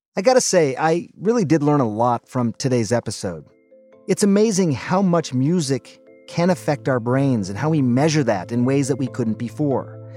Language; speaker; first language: English; non-native, fluent; Persian